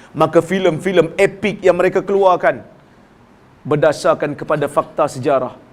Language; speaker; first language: Malay; native; Malay